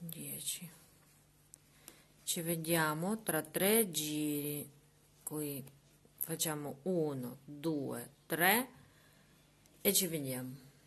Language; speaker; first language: Italian; non-native, learner; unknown